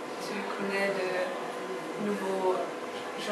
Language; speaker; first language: French; non-native, learner; German